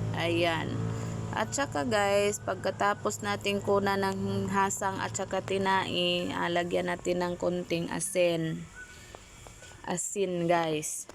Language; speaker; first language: Filipino; non-native, local second language; Cebuano